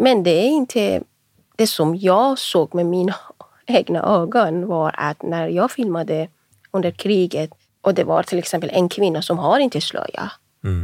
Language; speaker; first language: Swedish; non-native, fluent; Persian